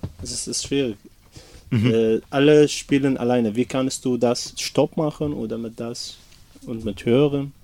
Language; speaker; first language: German; non-native, learner; Arabic